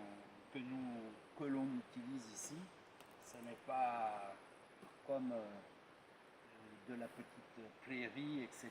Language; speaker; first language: French; native; French